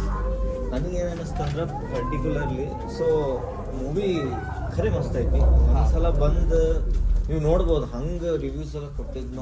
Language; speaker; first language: Kannada; native; Kannada